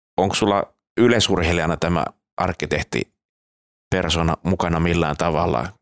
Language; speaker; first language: Finnish; native; Finnish